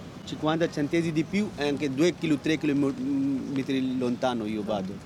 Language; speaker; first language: Italian; non-native, learner; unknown